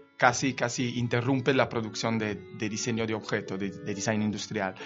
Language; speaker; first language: Spanish; non-native, fluent; Italian